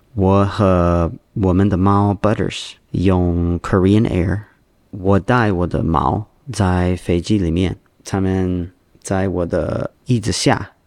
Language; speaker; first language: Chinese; non-native, learner; English